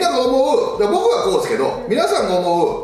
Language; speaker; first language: Japanese; native; Japanese